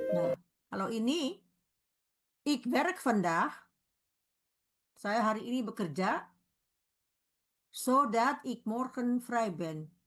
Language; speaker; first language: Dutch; non-native, fluent; Indonesian